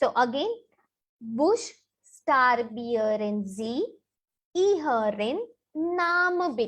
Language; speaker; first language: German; non-native, learner; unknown